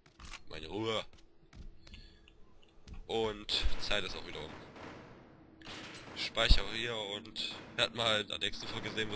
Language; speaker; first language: German; native; German